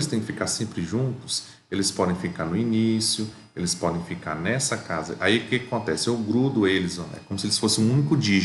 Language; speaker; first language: Portuguese; native; Portuguese